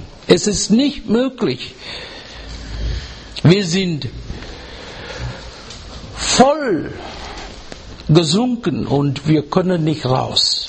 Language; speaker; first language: German; non-native, learner; English